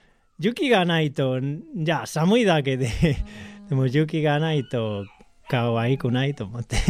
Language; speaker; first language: Japanese; non-native, learner; Spanish